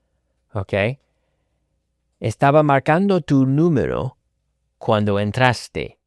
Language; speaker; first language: Spanish; non-native, fluent; English